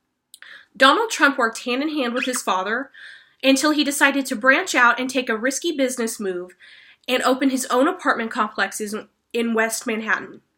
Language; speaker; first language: English; native; English